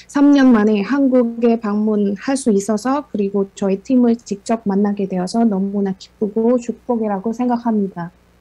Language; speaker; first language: Korean; non-native, fluent; Indonesian